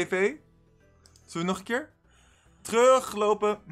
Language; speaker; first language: Dutch; non-native, fluent; English